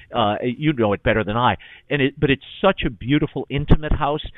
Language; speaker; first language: English; native; English